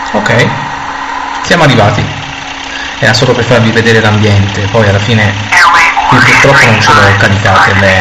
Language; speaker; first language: Italian; native; Italian